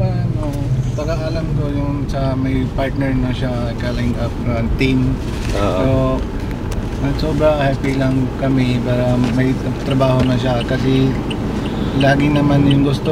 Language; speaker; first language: Filipino; non-native, local second language; Cebuano